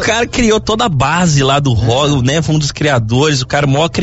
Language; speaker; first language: Portuguese; native; Portuguese